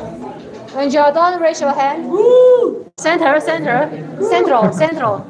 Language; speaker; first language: English; non-native, fluent; Chinese